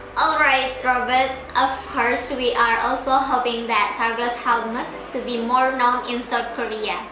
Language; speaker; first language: English; non-native, learner; Indonesian